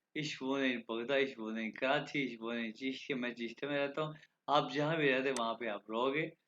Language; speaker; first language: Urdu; non-native, local second language; Punjabi